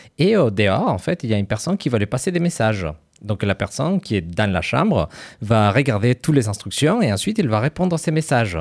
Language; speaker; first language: French; non-native, fluent; Spanish